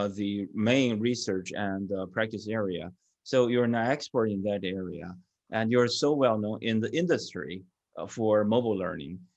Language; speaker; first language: English; non-native, fluent; Chinese